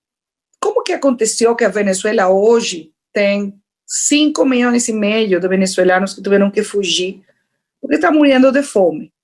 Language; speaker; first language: Portuguese; non-native, fluent; Spanish